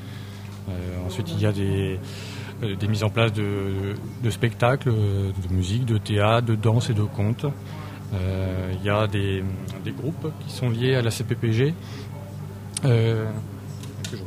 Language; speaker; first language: French; native; French